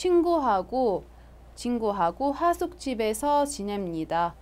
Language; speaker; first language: Korean; non-native, fluent; Arabic